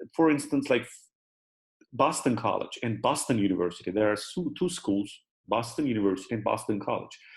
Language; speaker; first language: English; non-native, fluent; Turkish